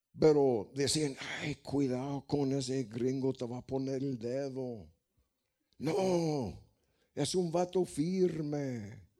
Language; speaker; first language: Spanish; non-native, fluent; English